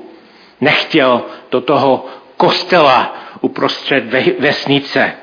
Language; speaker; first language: Czech; non-native, fluent; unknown